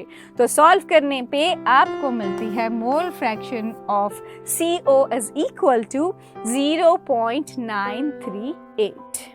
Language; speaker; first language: Hindi; native; Hindi